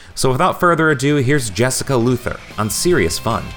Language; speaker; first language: English; native; English